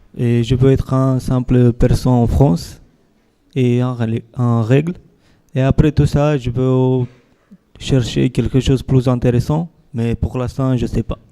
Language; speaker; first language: French; non-native, learner; Romanian